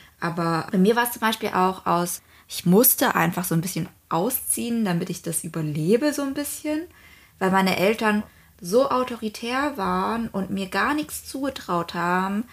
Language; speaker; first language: German; early bilingual, other home language; Vietnamese